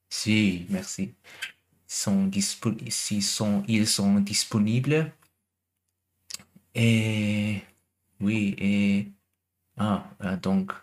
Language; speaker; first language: French; non-native, learner; German